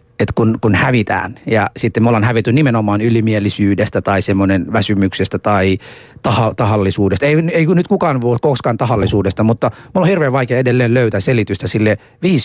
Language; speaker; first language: Finnish; early bilingual, other home language; Somali